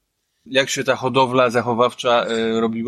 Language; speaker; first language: Polish; native; Polish